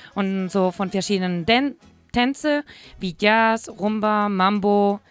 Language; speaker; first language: German; non-native, fluent; Spanish